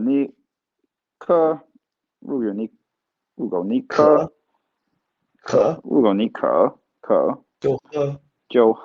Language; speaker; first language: Chinese; non-native, learner; Swedish